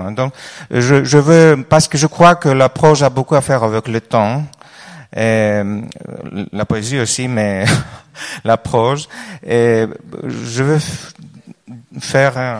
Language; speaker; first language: French; non-native, fluent; Greek